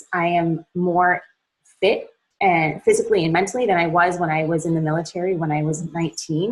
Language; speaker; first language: English; native; English